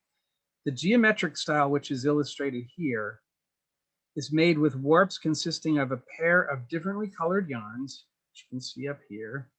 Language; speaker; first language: English; native; English